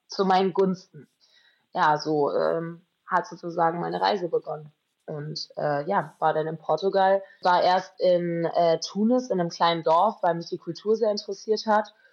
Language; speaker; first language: German; native; German